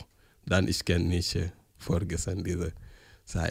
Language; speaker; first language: German; non-native, learner; French